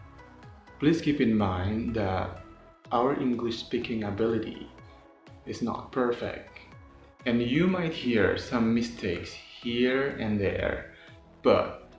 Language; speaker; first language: English; non-native, local second language; Indonesian